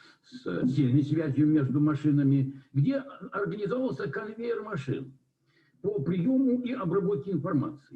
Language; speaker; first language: Russian; native; Russian